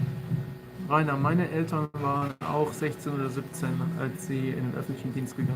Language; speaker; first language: German; native; German